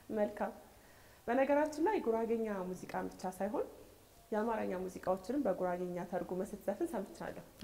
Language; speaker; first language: Amharic; native; Amharic